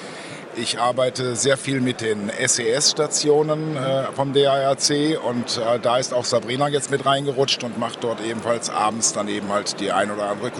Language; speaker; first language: German; native; German